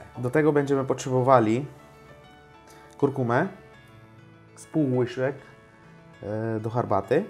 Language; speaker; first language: Polish; non-native, learner; Hindi